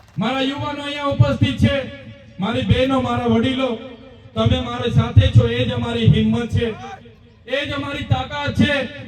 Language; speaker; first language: Gujarati; non-native, local second language; Vasavi